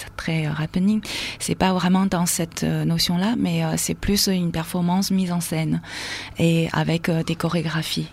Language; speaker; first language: French; non-native, fluent; Chinese